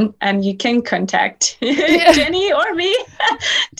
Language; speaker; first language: English; non-native, fluent; Finnish